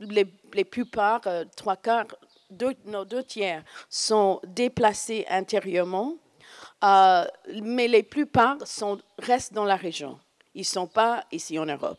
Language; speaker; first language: French; non-native, fluent; English